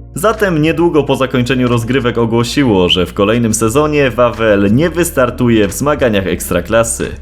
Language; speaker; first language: Polish; native; Polish